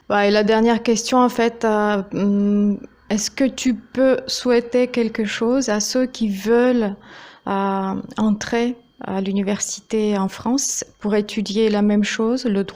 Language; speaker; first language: French; non-native, fluent; Russian